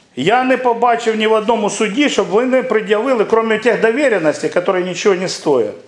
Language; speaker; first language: Ukrainian; non-native, local second language; Russian